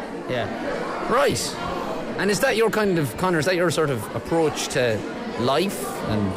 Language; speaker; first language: English; native; English